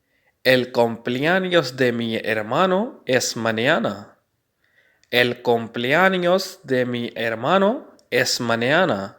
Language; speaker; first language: Spanish; non-native, fluent; Urdu